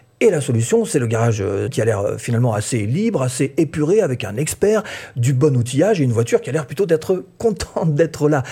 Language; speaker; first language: French; native; French